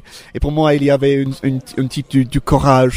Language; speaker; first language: French; non-native, learner; English